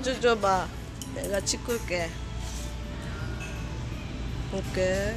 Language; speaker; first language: Korean; non-native, learner; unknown